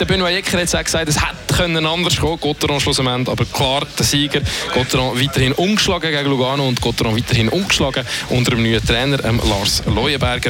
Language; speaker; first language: German; native; German